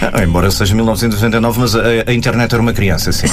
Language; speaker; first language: Portuguese; native; Portuguese